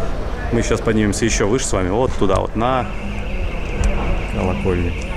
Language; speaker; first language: Russian; native; Russian